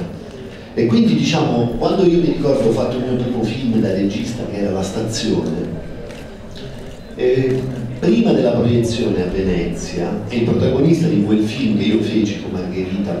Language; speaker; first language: Italian; native; Italian